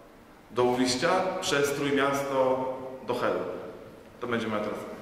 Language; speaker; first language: Polish; native; Polish